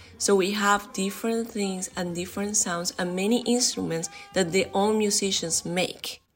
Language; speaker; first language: English; non-native, fluent; Spanish